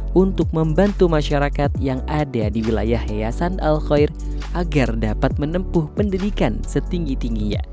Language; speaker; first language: Indonesian; native; Indonesian